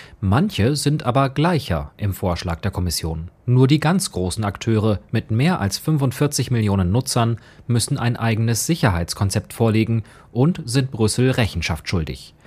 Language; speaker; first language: German; native; German